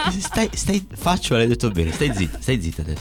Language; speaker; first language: Italian; native; Italian